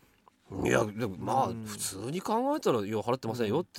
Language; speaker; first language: Japanese; native; Japanese